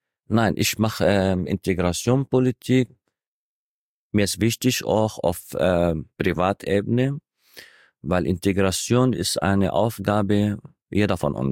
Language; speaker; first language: German; non-native, fluent; Arabic